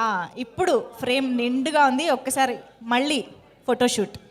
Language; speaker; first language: Telugu; native; Telugu